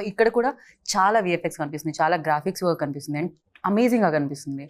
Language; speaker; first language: Telugu; native; Telugu